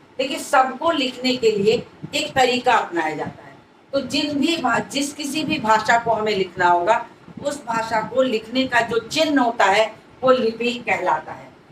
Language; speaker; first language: Hindi; native; Hindi